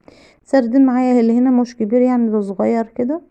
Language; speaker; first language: Arabic; native; Arabic